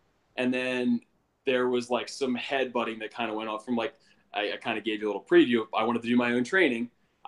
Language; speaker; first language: English; native; English